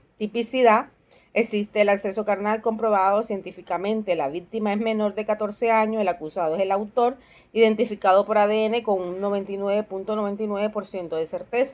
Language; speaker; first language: Spanish; native; Spanish